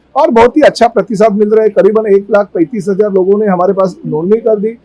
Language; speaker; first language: Hindi; non-native, local second language; Marathi